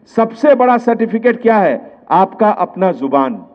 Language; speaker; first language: Hindi; non-native, local second language; Telugu